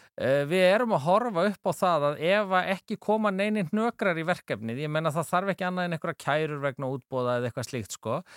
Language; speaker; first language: Icelandic; native; Icelandic